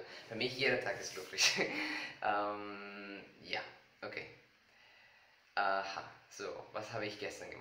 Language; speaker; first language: German; non-native, learner; Spanish